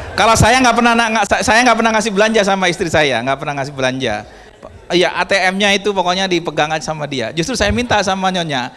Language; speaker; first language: Indonesian; non-native, local second language; Madurese